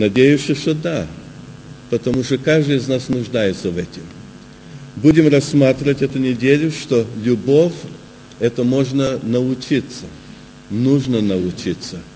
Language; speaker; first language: Russian; early bilingual, heritage; Russian